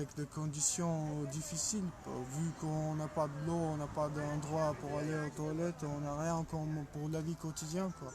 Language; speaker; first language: French; non-native, learner; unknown